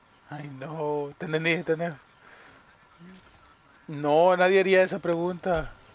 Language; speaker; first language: Spanish; early bilingual, heritage; Spanish